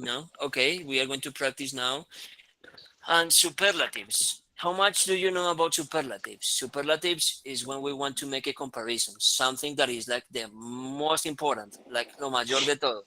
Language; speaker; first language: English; non-native, fluent; Spanish